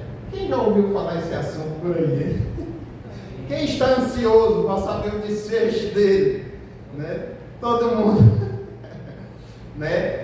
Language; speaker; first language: Portuguese; native; Portuguese